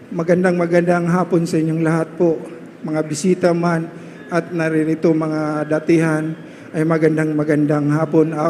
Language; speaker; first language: Filipino; non-native, local second language; Cebuano